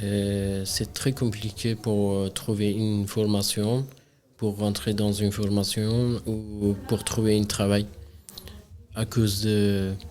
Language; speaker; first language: French; non-native, learner; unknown